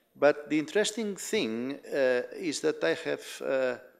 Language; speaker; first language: English; non-native, fluent; Spanish